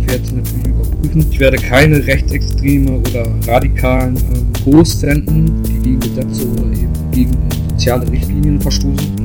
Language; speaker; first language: German; native; German